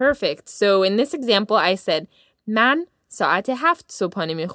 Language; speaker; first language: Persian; early bilingual, heritage; Persian